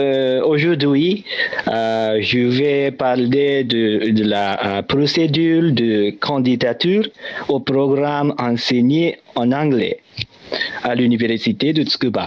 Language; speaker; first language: French; non-native, learner; Japanese